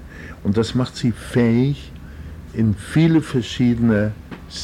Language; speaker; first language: German; native; German